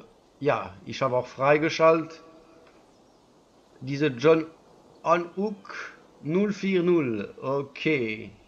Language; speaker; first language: German; non-native, learner; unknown